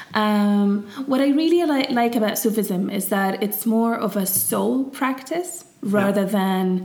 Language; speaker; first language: English; early bilingual, heritage; Arabic